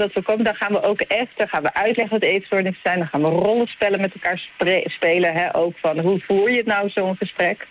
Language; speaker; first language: Dutch; native; Dutch